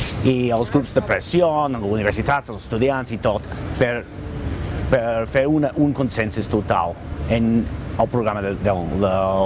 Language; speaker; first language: Catalan; non-native, learner; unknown